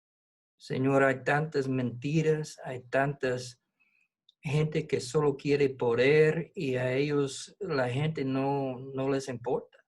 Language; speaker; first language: Spanish; non-native, fluent; English